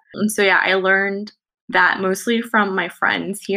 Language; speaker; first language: English; non-native, fluent; Thai